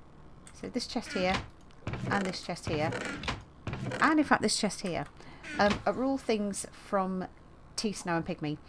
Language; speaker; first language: English; native; English